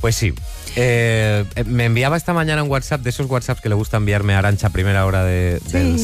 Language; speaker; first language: Spanish; native; Spanish